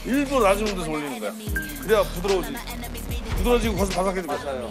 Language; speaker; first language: Korean; native; Korean